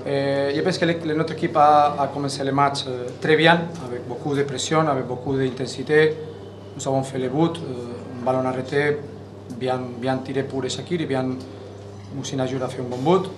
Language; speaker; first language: French; non-native, learner; Catalan